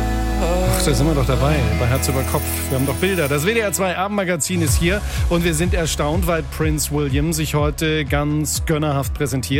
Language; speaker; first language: German; native; German